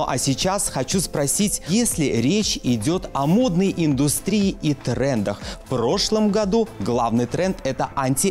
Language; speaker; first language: Russian; native; Russian